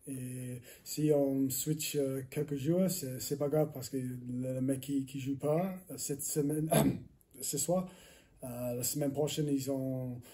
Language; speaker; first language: French; non-native, learner; English